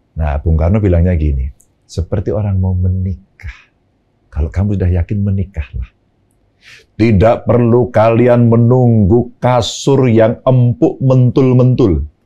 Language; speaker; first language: Indonesian; non-native, local second language; Javanese